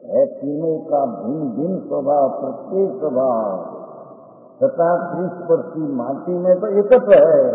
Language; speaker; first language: Hindi; non-native, local second language; Gujarati